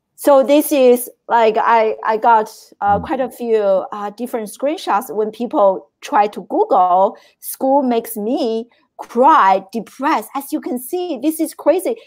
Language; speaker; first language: English; non-native, fluent; Chinese